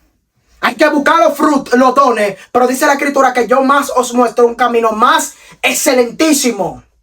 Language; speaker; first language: Spanish; native; Spanish